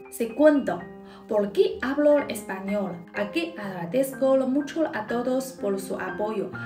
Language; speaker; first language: Spanish; non-native, fluent; Chinese